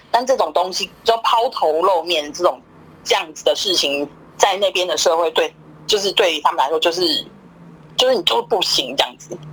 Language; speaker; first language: Chinese; native; Chinese